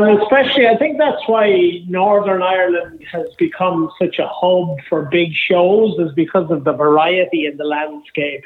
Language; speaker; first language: English; native; English